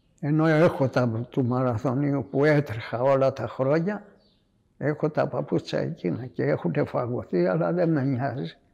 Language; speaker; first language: Greek; native; Greek